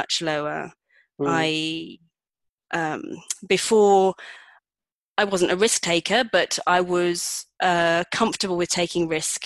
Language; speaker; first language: English; native; English